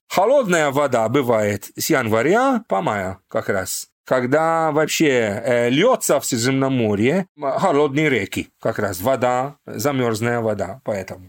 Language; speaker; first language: Russian; non-native, fluent; Maltese